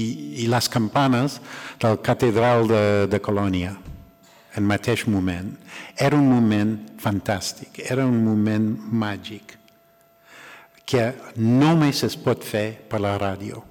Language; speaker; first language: Catalan; non-native, learner; English